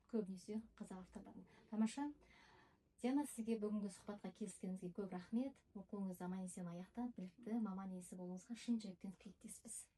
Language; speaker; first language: Kazakh; native; Kazakh